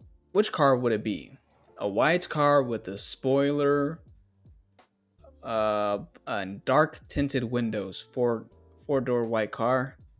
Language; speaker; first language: English; native; English